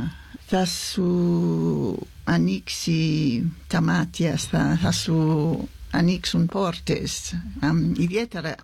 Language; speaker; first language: Greek; non-native, fluent; English